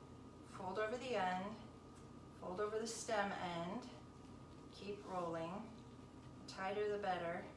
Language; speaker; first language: English; native; English